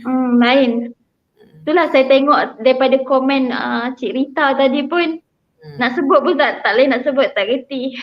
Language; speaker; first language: Malay; native; Malay